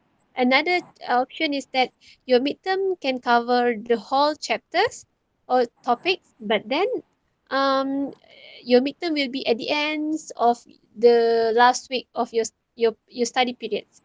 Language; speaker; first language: English; non-native, local second language; Malay